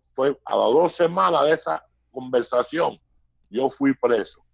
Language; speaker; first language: Spanish; early bilingual, heritage; Spanish